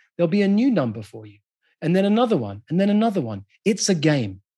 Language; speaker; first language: English; native; English